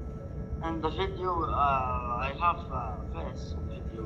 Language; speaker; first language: English; non-native, learner; Arabic